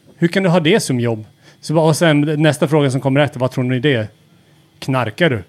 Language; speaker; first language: Swedish; early bilingual, other home language; Serbian